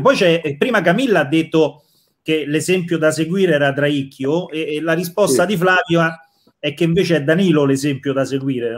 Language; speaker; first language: Italian; native; Italian